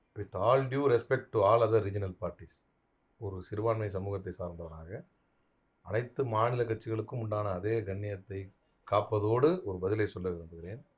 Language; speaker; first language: Tamil; native; Tamil